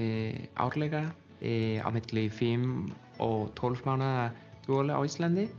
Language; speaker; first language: Icelandic; non-native, learner; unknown